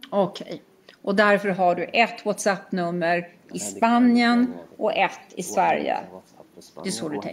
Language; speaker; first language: Swedish; native; Swedish